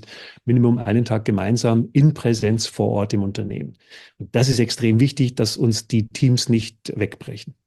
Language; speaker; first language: German; native; German